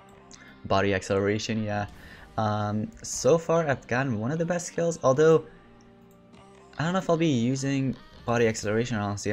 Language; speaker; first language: English; native; English